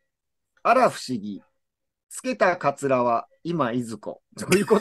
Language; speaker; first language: Japanese; native; Japanese